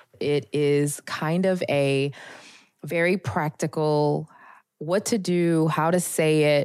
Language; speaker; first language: English; native; English